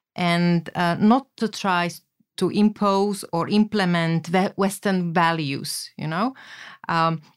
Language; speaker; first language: English; non-native, fluent; Slovak